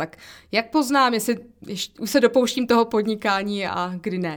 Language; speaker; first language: Czech; native; Czech